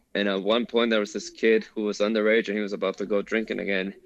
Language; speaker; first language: English; early bilingual, other home language; Spanish